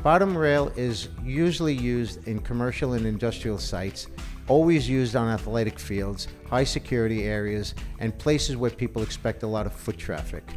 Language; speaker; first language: English; native; English